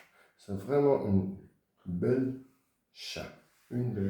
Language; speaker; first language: French; non-native, fluent; Dutch